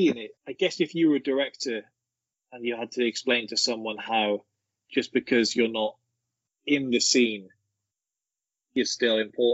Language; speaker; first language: English; native; English